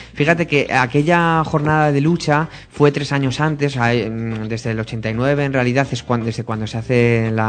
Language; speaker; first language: Spanish; native; Spanish